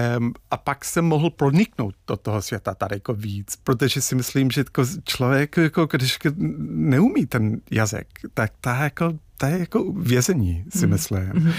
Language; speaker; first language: Czech; non-native, fluent; English